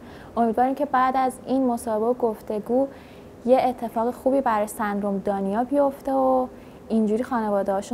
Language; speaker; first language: Persian; native; Persian